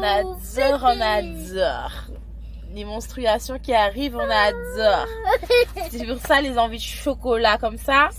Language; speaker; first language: French; native; French